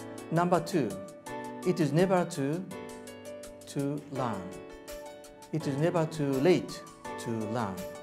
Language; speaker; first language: English; non-native, fluent; Japanese